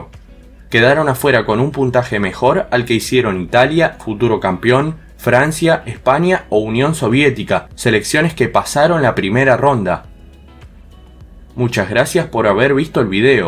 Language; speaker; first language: Spanish; native; Spanish